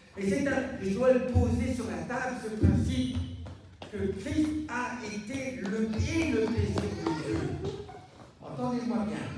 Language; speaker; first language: French; native; French